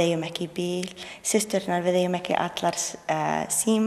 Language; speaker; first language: Icelandic; non-native, learner; English